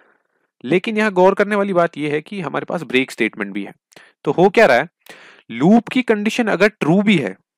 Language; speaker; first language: Hindi; non-native, local second language; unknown